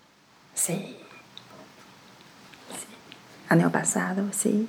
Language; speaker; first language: Spanish; non-native, learner; Chinese